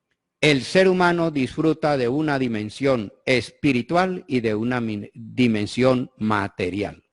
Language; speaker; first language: Spanish; native; Spanish